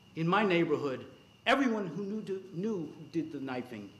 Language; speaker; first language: English; native; English